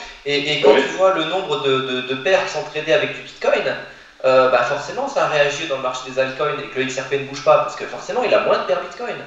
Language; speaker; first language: French; native; French